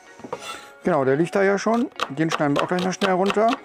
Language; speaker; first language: German; native; German